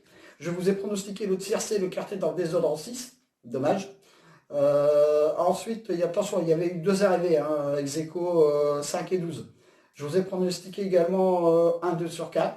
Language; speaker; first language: French; native; French